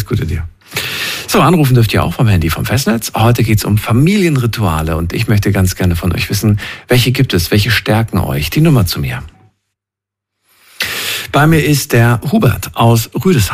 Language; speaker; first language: German; native; German